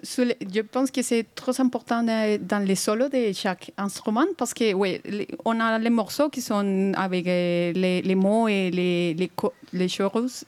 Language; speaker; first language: French; non-native, fluent; Spanish